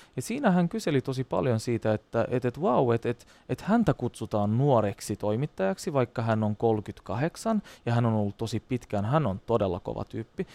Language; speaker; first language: Finnish; non-native, fluent; Turkish